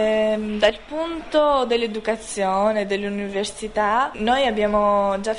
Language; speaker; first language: Italian; non-native, learner; Albanian